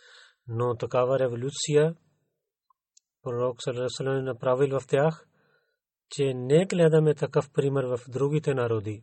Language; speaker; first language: Bulgarian; non-native, learner; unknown